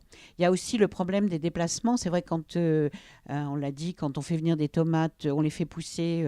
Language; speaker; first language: French; native; French